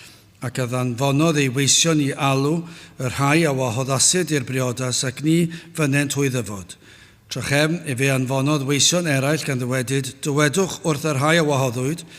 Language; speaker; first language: Welsh; native; Welsh